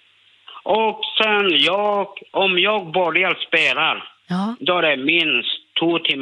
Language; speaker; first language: Swedish; non-native, learner; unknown